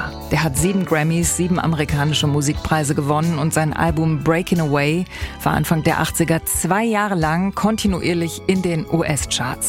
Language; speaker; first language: German; native; German